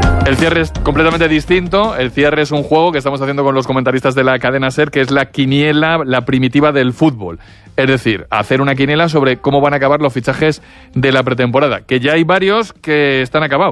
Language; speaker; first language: Spanish; native; Spanish